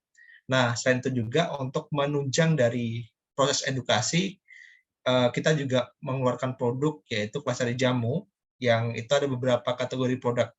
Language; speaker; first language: Indonesian; native; Indonesian